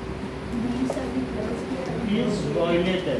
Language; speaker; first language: Hindi; native; Hindi